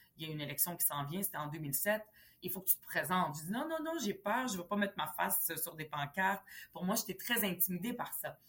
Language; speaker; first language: French; early bilingual, other home language; Arabic